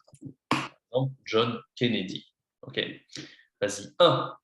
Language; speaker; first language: French; non-native, fluent; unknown